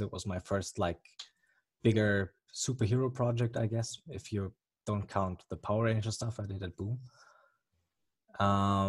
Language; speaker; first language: English; non-native, fluent; German